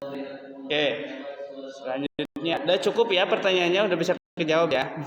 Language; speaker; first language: Indonesian; native; Indonesian